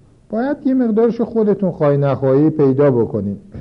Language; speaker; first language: Persian; native; Persian